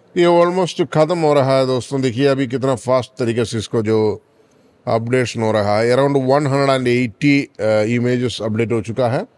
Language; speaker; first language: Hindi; non-native, local second language; Malayalam